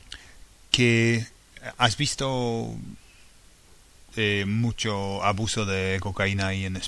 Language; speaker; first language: Spanish; non-native, fluent; English